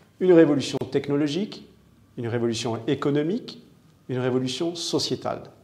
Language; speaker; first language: French; native; French